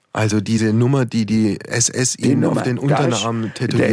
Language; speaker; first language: German; native; German